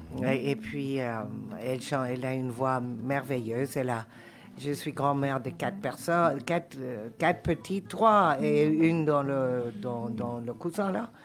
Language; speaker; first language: French; non-native, fluent; Spanish